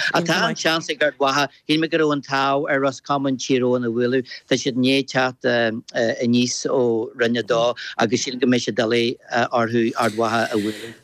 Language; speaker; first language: Irish; native; Irish